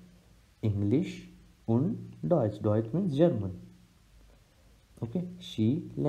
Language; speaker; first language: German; non-native, fluent; Hindi